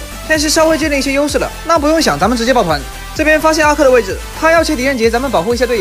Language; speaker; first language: Chinese; native; Chinese